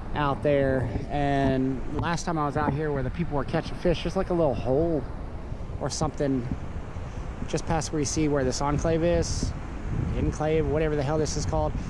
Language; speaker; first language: English; native; English